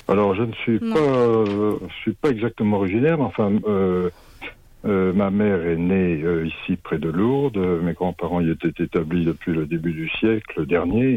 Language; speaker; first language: French; native; French